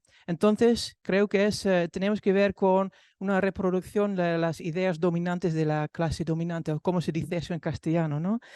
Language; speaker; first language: Spanish; non-native, fluent; Dutch